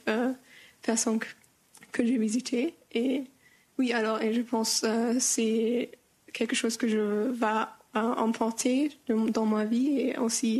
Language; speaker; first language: French; non-native, learner; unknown